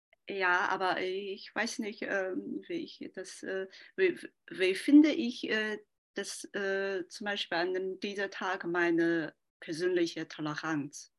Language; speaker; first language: German; non-native, learner; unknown